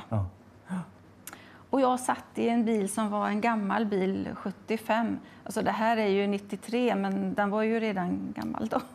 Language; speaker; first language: Swedish; native; Swedish